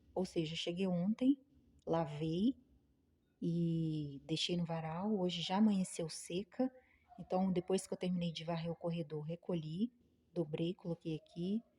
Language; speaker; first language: Portuguese; native; Portuguese